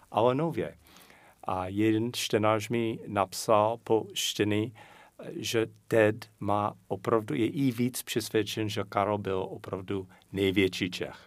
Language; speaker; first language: Czech; non-native, fluent; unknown